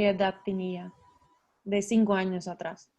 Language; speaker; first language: Spanish; non-native, learner; Russian